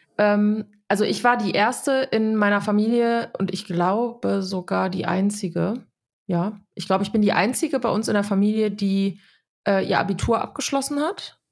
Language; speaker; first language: German; early bilingual, other home language; Serbian